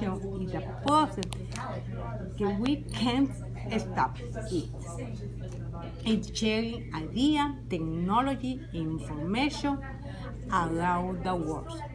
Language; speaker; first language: English; non-native, learner; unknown